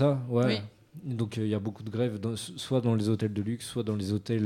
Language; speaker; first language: French; native; French